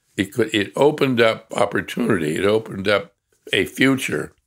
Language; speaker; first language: English; native; English